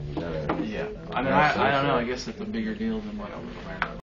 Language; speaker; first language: English; native; English